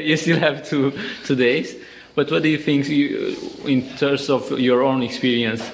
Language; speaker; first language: English; non-native, fluent; Romanian